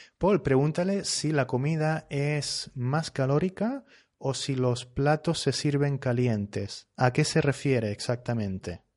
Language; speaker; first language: Spanish; native; Spanish